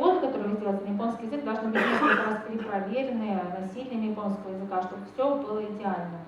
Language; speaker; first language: Russian; native; Russian